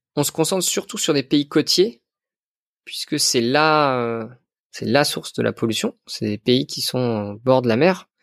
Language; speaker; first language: French; native; French